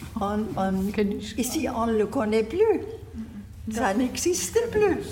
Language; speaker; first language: French; non-native, learner; German